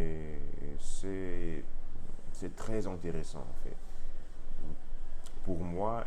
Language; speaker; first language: French; non-native, learner; Russian